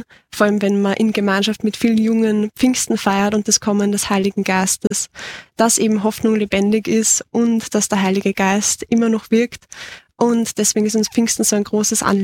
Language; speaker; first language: German; native; German